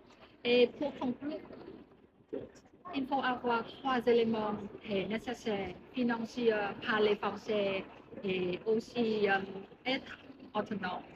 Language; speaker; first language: French; non-native, learner; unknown